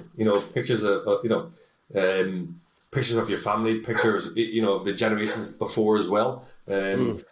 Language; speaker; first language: English; native; English